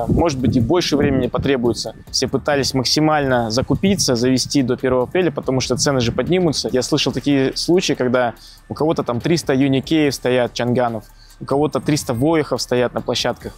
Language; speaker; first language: Russian; native; Russian